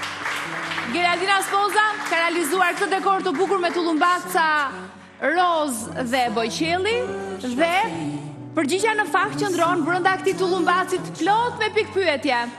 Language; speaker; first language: Albanian; native; Albanian